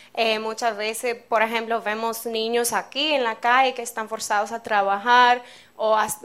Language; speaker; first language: Spanish; non-native, fluent; English